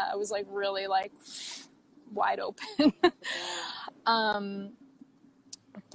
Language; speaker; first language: English; native; English